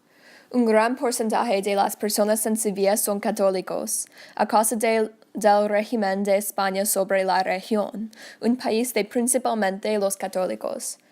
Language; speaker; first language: Spanish; non-native, learner; English